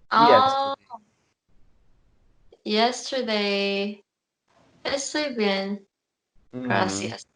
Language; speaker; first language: Spanish; non-native, learner; Korean